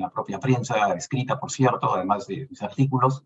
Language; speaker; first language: Spanish; native; Spanish